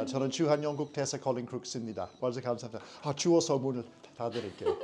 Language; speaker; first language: Korean; non-native, fluent; English